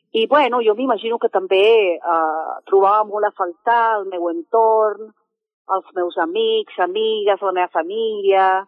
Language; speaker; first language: Catalan; non-native, fluent; Spanish